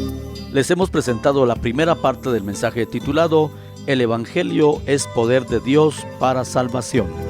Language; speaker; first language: Spanish; native; Spanish